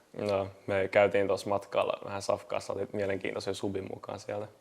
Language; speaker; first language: Finnish; native; Finnish